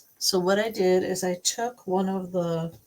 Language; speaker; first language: English; native; English